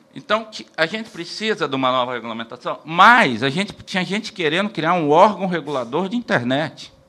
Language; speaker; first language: Portuguese; native; Portuguese